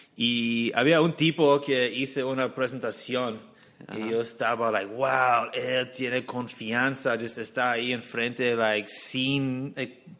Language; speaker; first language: Spanish; non-native, fluent; English